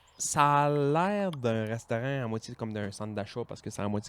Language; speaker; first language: French; native; French